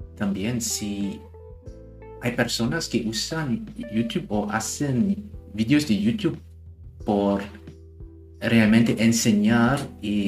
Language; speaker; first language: Spanish; non-native, learner; German